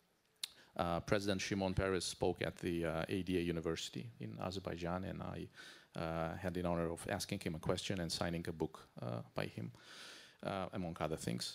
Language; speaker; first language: English; non-native, fluent; Azerbaijani